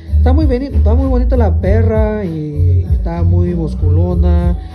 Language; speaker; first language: Spanish; early bilingual, heritage; Spanish